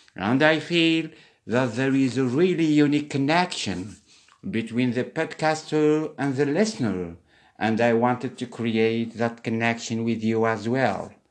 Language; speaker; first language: English; non-native, fluent; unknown